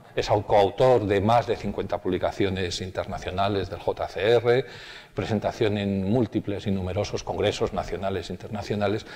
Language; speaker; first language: Spanish; native; Spanish